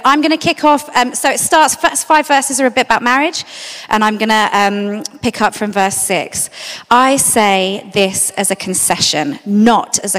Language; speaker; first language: English; native; English